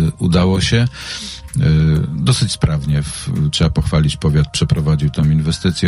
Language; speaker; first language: Polish; native; Polish